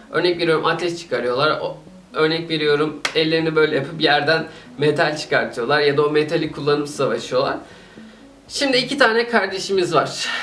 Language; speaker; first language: Turkish; native; Turkish